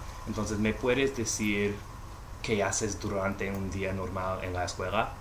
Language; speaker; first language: Spanish; non-native, learner; English